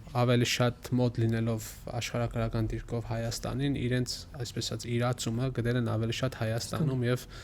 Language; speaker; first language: Armenian; native; Armenian